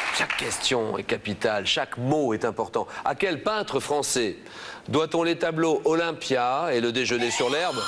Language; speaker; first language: French; native; French